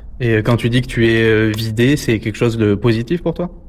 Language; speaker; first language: French; native; French